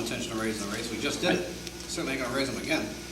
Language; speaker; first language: English; native; English